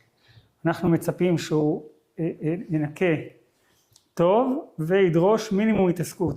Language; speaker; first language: Hebrew; native; Hebrew